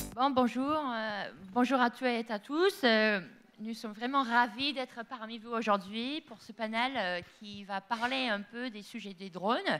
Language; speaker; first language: French; non-native, fluent; English